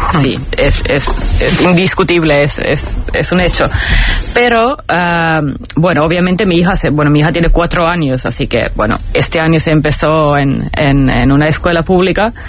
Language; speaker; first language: Spanish; non-native, fluent; Finnish